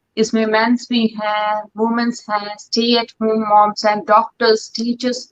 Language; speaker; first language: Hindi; non-native, local second language; Punjabi